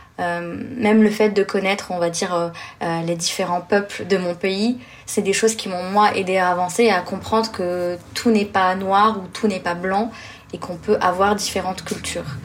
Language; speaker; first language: French; early bilingual, other home language; Arabic